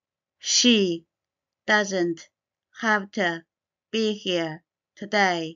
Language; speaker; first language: English; non-native, fluent; Chinese